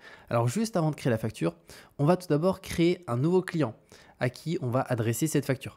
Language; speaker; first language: French; native; French